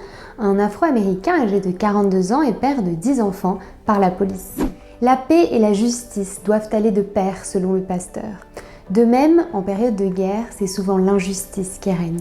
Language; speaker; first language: French; native; French